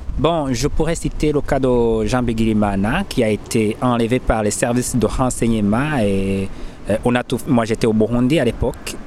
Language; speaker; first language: French; non-native, local second language; Rundi